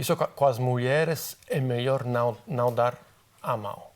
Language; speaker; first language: Portuguese; non-native, fluent; Italian